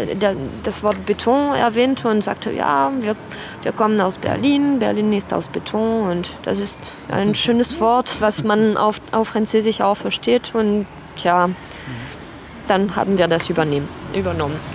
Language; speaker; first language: German; non-native, fluent; French